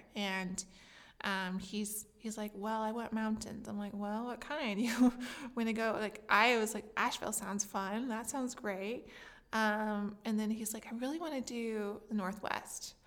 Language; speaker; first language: English; native; English